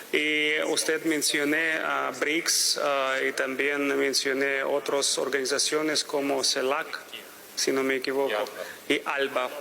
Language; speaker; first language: Spanish; non-native, fluent; Russian